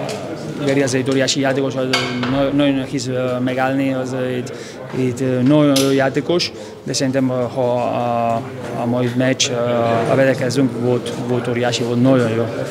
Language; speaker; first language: Hungarian; non-native, local second language; Spanish